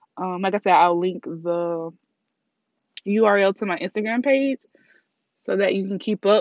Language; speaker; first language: English; native; English